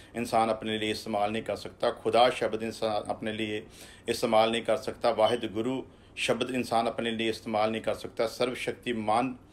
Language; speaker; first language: Hindi; non-native, local second language; Punjabi